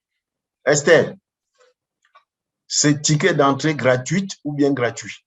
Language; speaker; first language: French; non-native, local second language; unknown